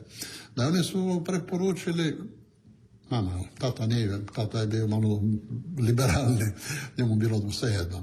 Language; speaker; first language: Serbian; non-native, local second language; Italian